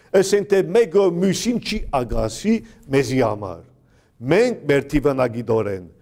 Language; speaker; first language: Armenian; native; Armenian